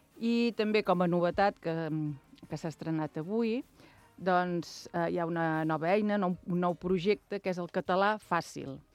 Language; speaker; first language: Catalan; native; Catalan